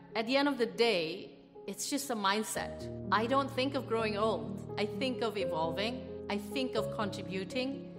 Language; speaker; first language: English; non-native, fluent; Indonesian